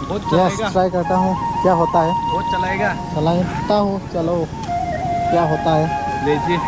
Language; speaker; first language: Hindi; non-native, local second language; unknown